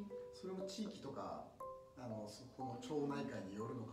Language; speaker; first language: Japanese; native; Japanese